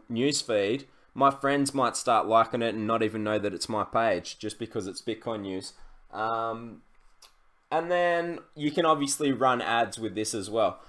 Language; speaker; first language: English; native; English